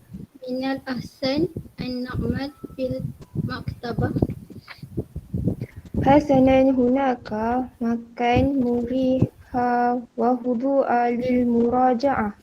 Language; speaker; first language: Arabic; non-native, learner; Malay